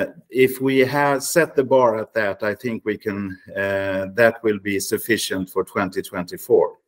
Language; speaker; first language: English; non-native, fluent; Swedish